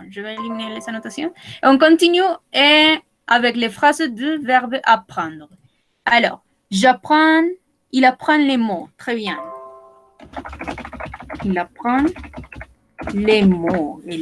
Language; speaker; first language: French; non-native, learner; Spanish